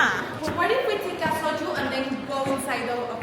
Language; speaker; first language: English; non-native, fluent; Spanish